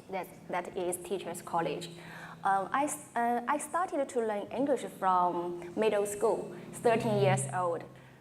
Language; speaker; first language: English; non-native, fluent; Chinese